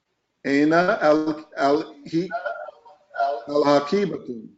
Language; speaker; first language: Arabic; non-native, learner; English